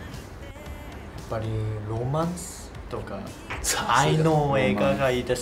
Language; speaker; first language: Japanese; non-native, fluent; Korean